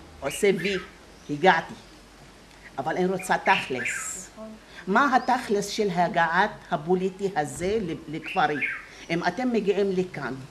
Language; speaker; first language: Hebrew; non-native, local second language; Arabic